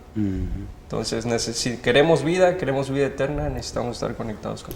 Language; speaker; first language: Spanish; native; Spanish